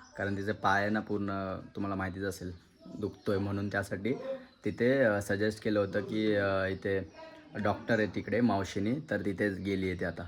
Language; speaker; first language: Marathi; native; Marathi